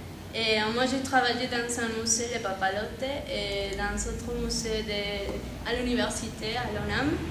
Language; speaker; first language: French; non-native, fluent; Spanish